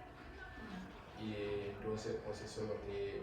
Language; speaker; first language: Spanish; non-native, fluent; Wolof